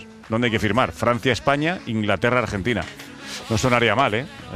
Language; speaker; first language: Spanish; native; Spanish